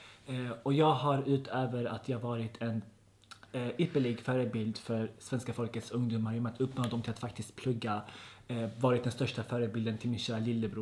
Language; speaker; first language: Swedish; native; Swedish